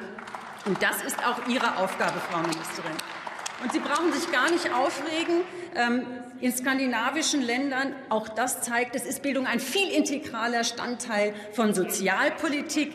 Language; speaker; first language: German; native; German